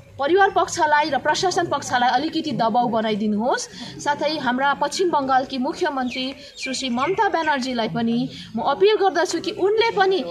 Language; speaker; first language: Nepali; native; Nepali